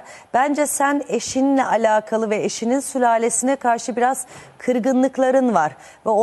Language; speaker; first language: Turkish; native; Turkish